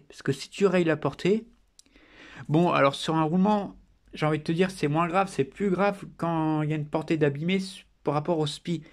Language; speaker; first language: French; native; French